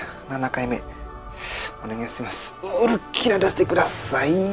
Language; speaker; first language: Japanese; non-native, learner; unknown